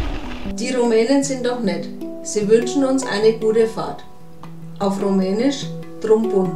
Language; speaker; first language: German; native; German